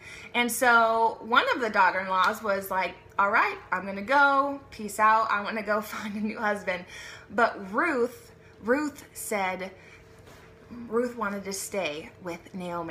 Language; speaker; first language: English; native; English